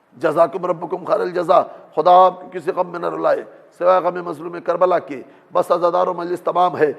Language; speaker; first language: Urdu; native; Urdu